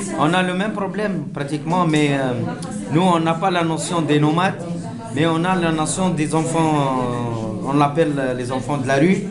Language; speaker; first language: French; non-native, local second language; Arabic